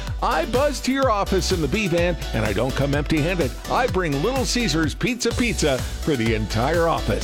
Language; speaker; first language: English; native; English